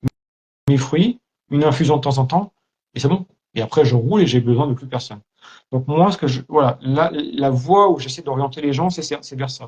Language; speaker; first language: French; native; French